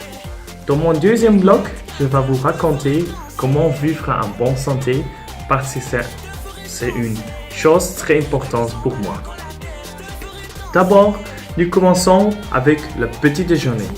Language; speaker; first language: French; non-native, local second language; Persian